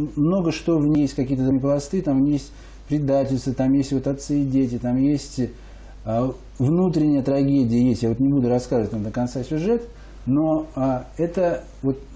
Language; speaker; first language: Russian; native; Russian